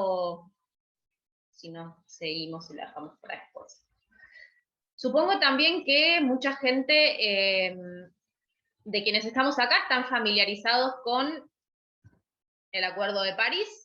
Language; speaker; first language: Spanish; native; Spanish